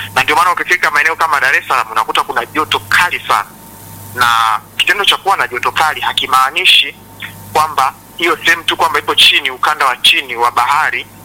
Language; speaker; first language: Swahili; native; Swahili